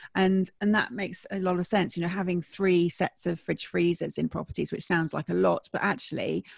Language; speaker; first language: English; native; English